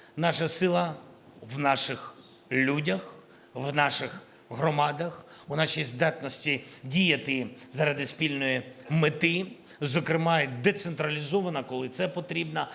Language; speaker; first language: Ukrainian; non-native, local second language; Russian